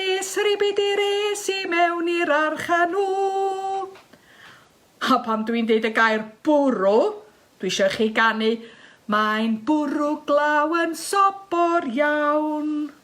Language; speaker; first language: Welsh; native; Welsh